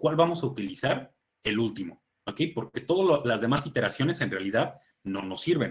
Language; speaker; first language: Spanish; native; Spanish